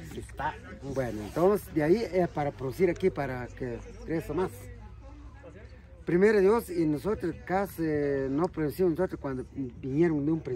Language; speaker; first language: Spanish; non-native, local second language; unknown